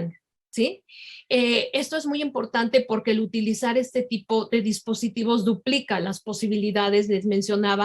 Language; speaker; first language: Spanish; native; Spanish